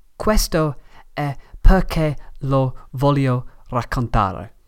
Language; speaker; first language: Italian; non-native, learner; English